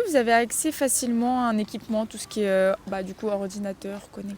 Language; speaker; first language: French; native; French